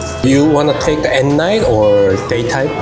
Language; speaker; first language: English; non-native, learner; Korean